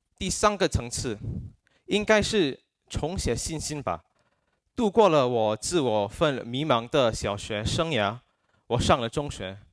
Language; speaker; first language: Chinese; non-native, local second language; English